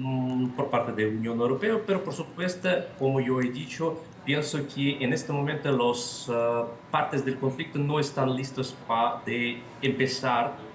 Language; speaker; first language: Spanish; non-native, fluent; Russian